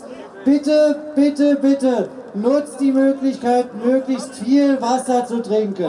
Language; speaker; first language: German; native; German